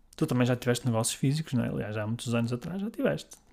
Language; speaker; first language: Portuguese; native; Portuguese